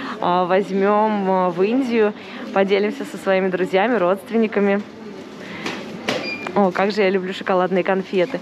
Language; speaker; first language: Russian; native; Russian